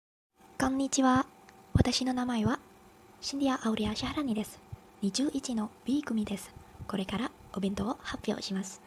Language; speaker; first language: Japanese; non-native, learner; Indonesian